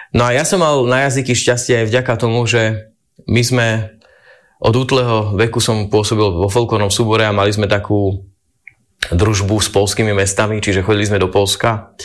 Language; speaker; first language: Slovak; native; Slovak